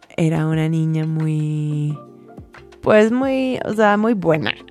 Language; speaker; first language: Spanish; non-native, fluent; English